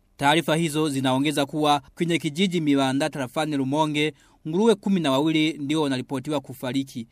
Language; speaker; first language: Swahili; non-native, local second language; Rundi